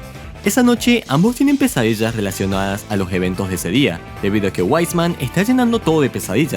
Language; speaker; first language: Spanish; native; Spanish